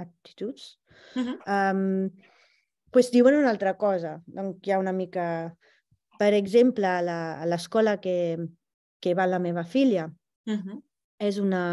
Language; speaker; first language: Catalan; non-native, fluent; Italian